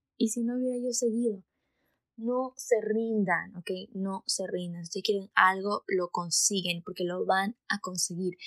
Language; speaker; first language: Spanish; early bilingual, heritage; Spanish